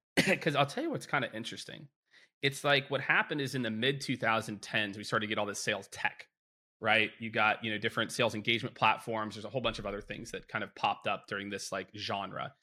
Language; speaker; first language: English; native; English